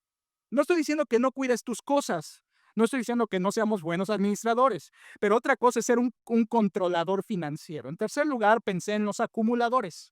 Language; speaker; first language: Spanish; native; Spanish